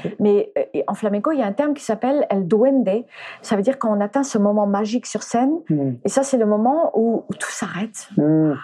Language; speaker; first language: French; early bilingual, other home language; English